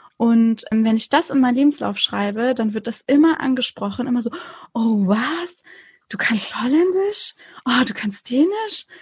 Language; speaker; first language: German; early bilingual, other home language; Turkish